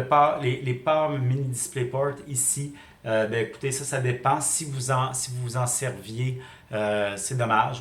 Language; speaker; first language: French; native; French